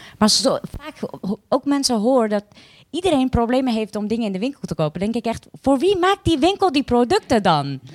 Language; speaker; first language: Dutch; early bilingual, other home language; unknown